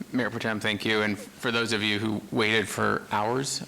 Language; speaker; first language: English; native; English